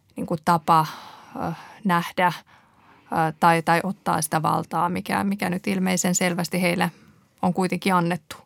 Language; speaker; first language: Finnish; early bilingual, other home language; Persian